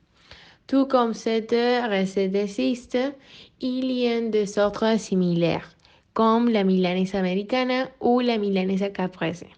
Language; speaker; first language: French; non-native, learner; Spanish